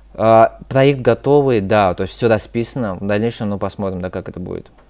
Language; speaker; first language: Russian; early bilingual, other home language; Azerbaijani